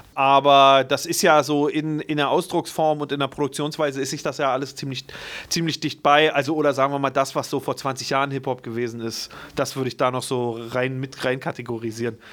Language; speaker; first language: German; native; German